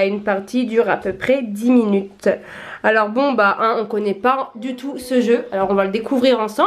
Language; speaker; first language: French; native; French